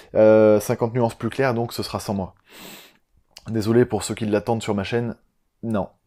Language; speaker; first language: French; native; French